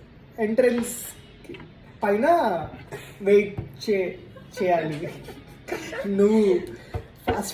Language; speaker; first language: Telugu; non-native, learner; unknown